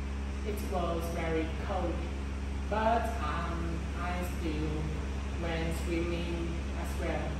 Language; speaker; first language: English; non-native, learner; Vietnamese